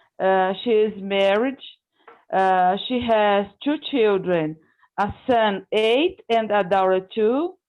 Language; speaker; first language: English; non-native, learner; Portuguese